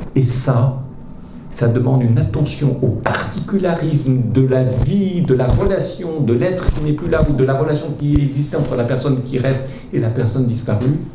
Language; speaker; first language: French; native; French